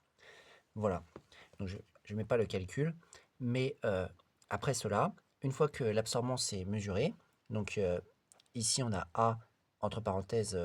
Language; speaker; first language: French; native; French